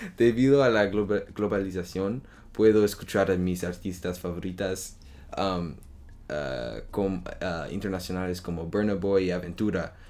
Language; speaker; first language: Spanish; non-native, learner; French